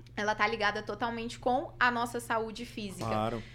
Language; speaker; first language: Portuguese; native; Portuguese